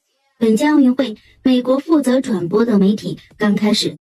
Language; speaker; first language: Chinese; native; Chinese